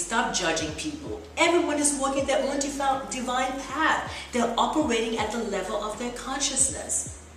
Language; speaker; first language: English; native; English